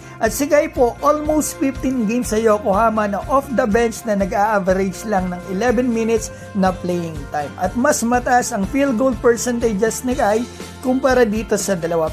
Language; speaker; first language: Filipino; native; Filipino